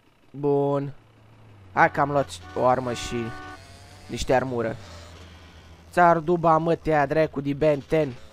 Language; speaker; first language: Romanian; native; Romanian